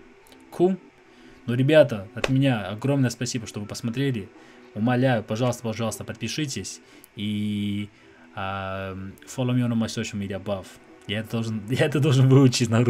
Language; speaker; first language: Russian; non-native, fluent; English